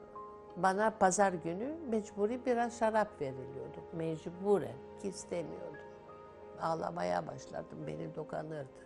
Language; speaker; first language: Turkish; non-native, local second language; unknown